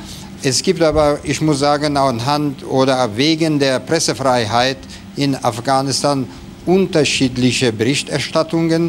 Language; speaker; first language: German; non-native, fluent; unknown